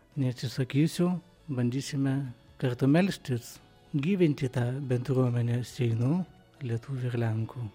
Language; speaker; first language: Lithuanian; non-native, local second language; Polish